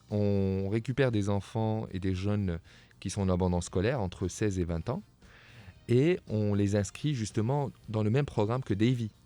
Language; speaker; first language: French; non-native, local second language; Arabic